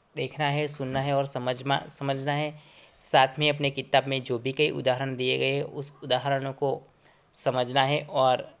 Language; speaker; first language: Hindi; non-native, local second language; Gujarati